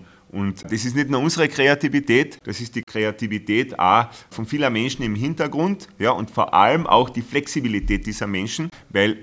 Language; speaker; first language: German; native; German